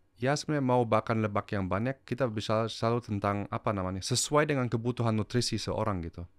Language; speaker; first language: Indonesian; early bilingual, heritage; German